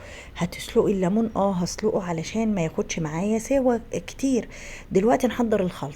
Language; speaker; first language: Arabic; native; Arabic